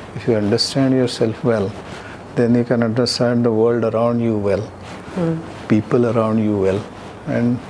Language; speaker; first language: English; non-native, local second language; Marathi